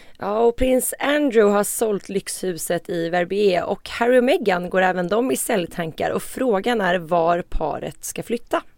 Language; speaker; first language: Swedish; native; Swedish